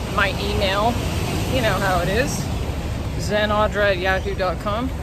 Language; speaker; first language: English; native; English